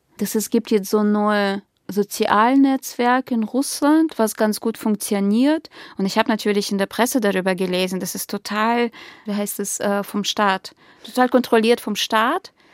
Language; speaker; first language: German; non-native, fluent; Russian